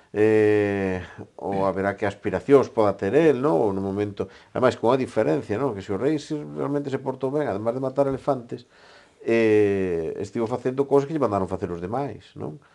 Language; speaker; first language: Galician; non-native, local second language; Spanish